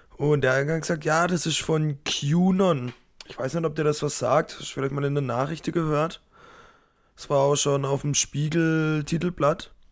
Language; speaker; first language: German; native; German